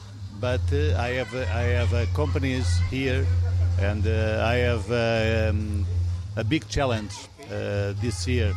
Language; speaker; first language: English; non-native, learner; Portuguese